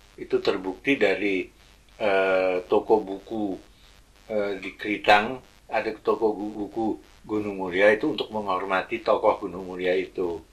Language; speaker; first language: Indonesian; early bilingual, other home language; Javanese